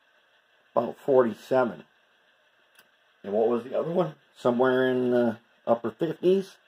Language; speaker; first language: English; native; English